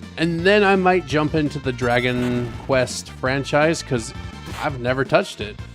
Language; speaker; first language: English; native; English